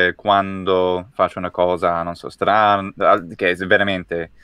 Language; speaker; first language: Italian; non-native, fluent; English